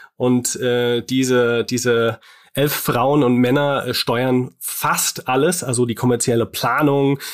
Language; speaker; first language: German; non-native, fluent; English